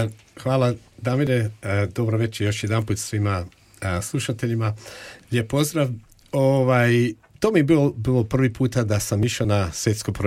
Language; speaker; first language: Croatian; non-native, fluent; English